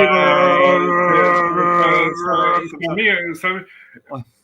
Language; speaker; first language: French; native; French